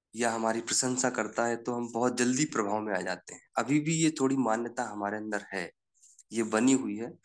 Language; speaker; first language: Hindi; native; Hindi